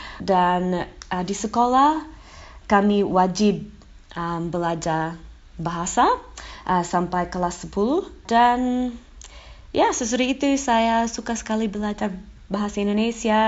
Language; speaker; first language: Indonesian; non-native, fluent; English